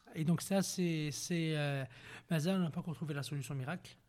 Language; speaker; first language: French; non-native, local second language; Arabic